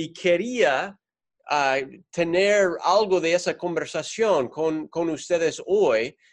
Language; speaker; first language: Spanish; non-native, fluent; English